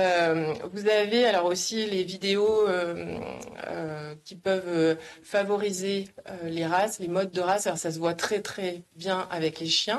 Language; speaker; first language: French; native; French